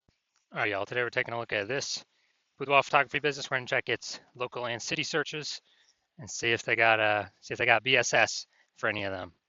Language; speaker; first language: English; native; English